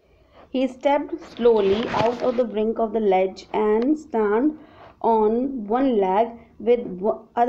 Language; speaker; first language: English; non-native, local second language; Hindi